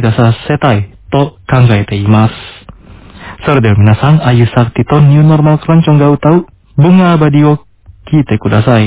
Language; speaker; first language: Japanese; non-native, fluent; Indonesian